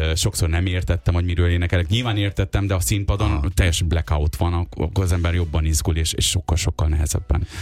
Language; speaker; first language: Hungarian; early bilingual, other home language; Urdu